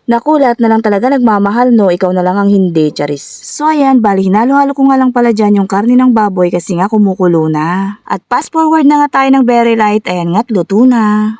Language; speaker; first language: Filipino; non-native, local second language; Iloko